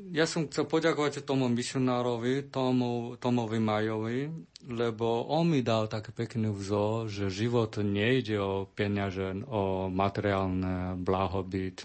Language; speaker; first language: Slovak; non-native, learner; Chinese